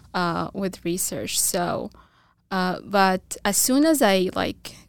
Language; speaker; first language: English; non-native, fluent; Arabic